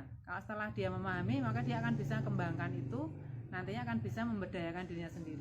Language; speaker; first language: Indonesian; native; Indonesian